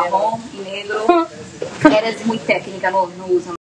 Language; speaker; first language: Spanish; non-native, learner; Portuguese